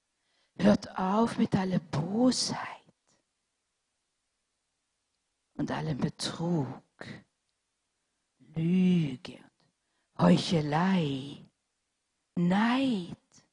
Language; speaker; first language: German; non-native, fluent; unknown